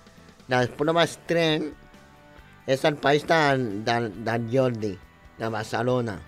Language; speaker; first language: Catalan; non-native, local second language; Spanish